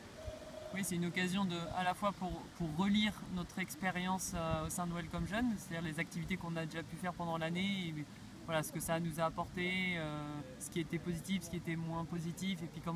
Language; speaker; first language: French; native; French